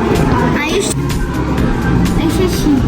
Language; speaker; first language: Romanian; early bilingual, heritage; Romanian